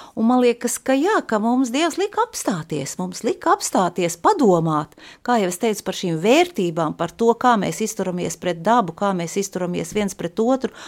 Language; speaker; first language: Latvian; native; Latvian